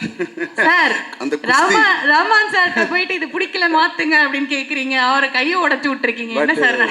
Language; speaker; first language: Tamil; native; Tamil